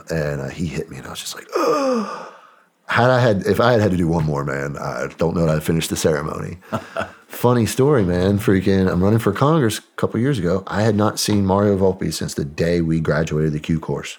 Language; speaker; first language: English; native; English